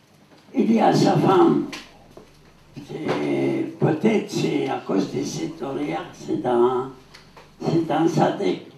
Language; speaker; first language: French; non-native, learner; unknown